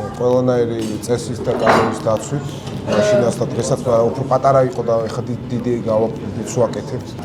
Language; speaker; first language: Georgian; non-native, local second language; Svan